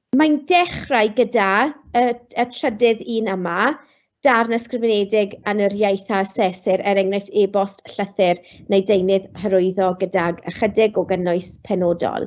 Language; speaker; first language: Welsh; non-native, local second language; English